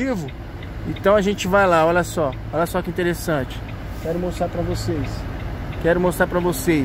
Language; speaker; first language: Portuguese; native; Portuguese